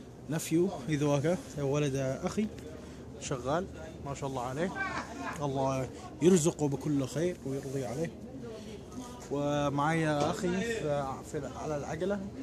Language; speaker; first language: Arabic; early bilingual, heritage; Arabic